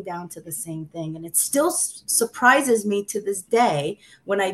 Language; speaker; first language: English; early bilingual, other home language; Sicilian